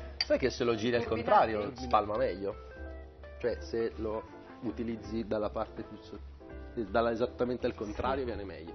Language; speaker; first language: Italian; native; Italian